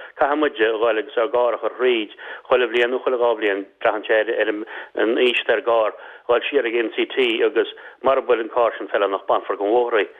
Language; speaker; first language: Irish; native; Irish